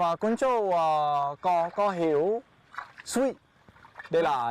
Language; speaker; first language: Vietnamese; non-native, learner; English